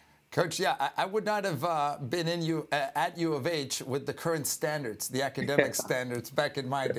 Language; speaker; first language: English; early bilingual, other home language; Spanish